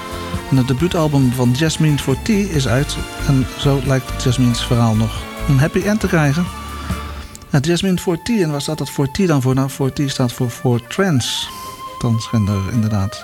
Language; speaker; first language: Dutch; native; Dutch